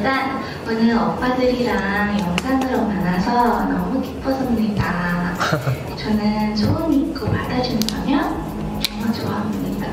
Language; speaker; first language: Korean; non-native, learner; Indonesian